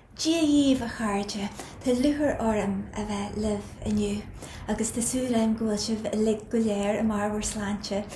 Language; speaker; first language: Irish; native; Irish